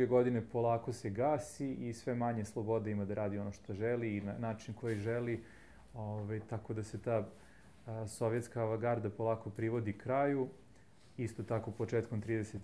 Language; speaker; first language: Serbian; native; Serbian